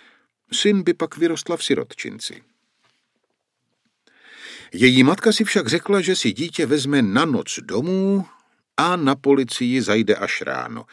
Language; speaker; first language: Czech; native; Czech